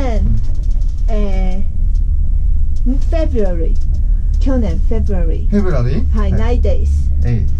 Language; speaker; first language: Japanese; non-native, learner; Chinese